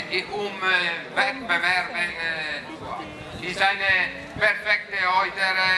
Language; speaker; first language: German; non-native, learner; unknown